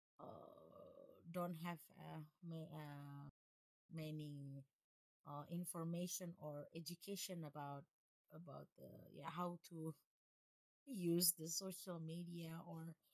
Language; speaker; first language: English; non-native, fluent; Indonesian